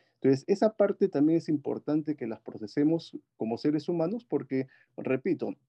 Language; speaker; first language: Spanish; native; Spanish